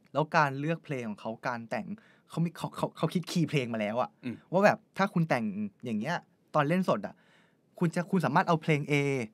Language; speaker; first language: Thai; native; Thai